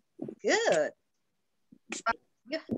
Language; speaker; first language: English; non-native, fluent; Indonesian